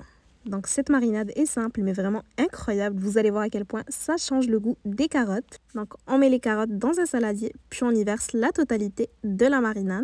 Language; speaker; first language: French; native; French